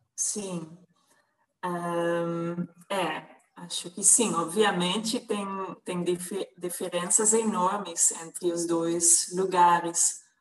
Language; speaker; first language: Portuguese; non-native, fluent; Dutch